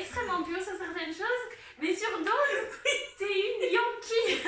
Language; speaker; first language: French; native; French